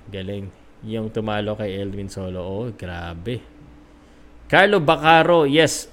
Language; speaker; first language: Filipino; native; Filipino